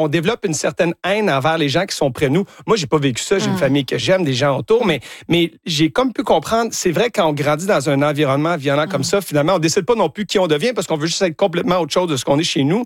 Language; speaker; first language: French; native; French